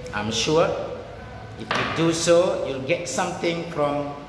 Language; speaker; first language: English; non-native, fluent; Indonesian